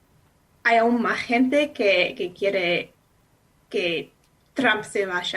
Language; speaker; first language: Spanish; non-native, fluent; English